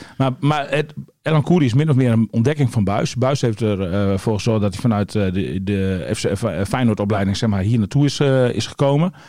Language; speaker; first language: Dutch; native; Dutch